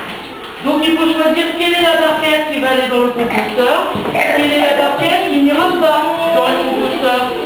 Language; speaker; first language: French; native; French